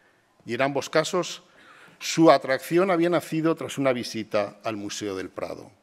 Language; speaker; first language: Spanish; native; Spanish